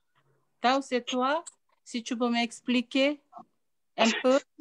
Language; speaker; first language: French; non-native, learner; Fijian